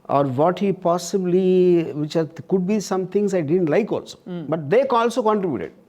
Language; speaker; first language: English; non-native, local second language; Telugu